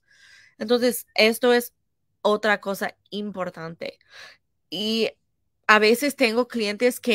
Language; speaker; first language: Spanish; non-native, fluent; English